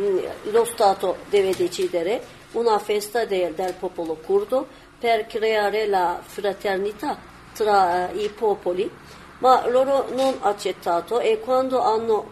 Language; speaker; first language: Italian; non-native, learner; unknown